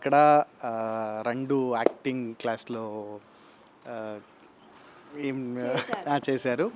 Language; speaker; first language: Telugu; non-native, learner; Kannada